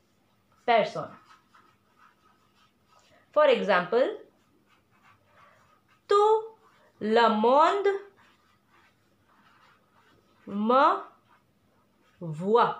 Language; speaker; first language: French; non-native, learner; Hindi